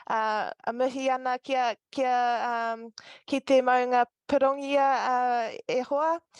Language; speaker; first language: Māori; non-native, local second language; English